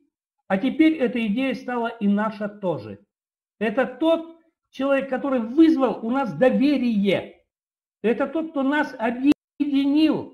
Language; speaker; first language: Russian; native; Russian